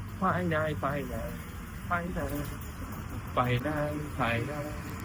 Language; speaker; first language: Thai; non-native, learner; Japanese